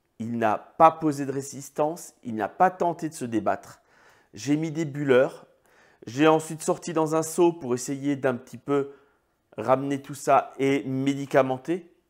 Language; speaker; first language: French; native; French